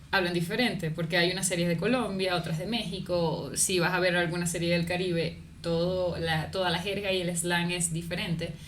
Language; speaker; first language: Spanish; native; Spanish